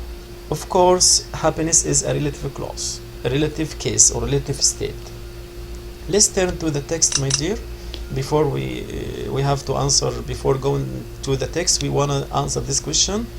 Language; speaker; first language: English; non-native, fluent; Arabic